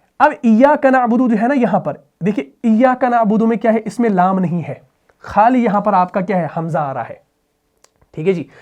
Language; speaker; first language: Urdu; native; Urdu